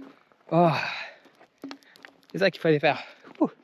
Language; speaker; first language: French; native; French